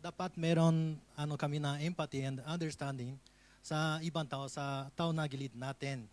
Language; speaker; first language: Filipino; non-native, learner; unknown